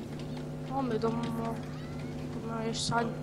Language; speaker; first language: French; native; French